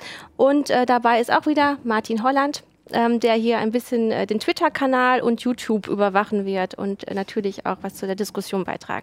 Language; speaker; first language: German; native; German